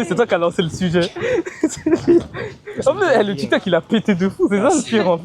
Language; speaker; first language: French; native; French